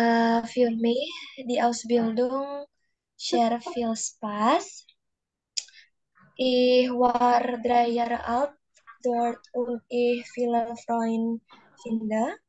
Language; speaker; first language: German; non-native, learner; Indonesian